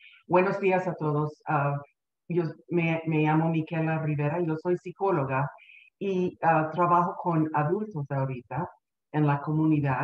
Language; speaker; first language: Spanish; early bilingual, heritage; Spanish